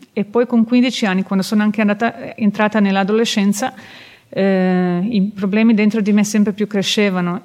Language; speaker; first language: Italian; non-native, fluent; Croatian